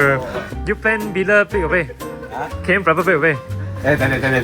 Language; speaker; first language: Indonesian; non-native, local second language; Chinese